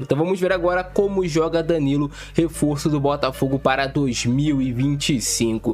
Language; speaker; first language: Portuguese; native; Portuguese